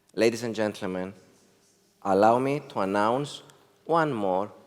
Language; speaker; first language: English; non-native, fluent; Greek